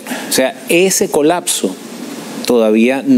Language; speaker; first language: Spanish; native; Spanish